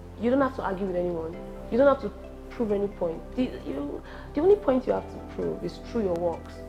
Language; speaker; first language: English; non-native, local second language; Yoruba